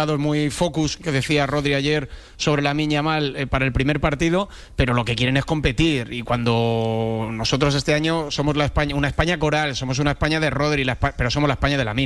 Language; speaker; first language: Spanish; native; Spanish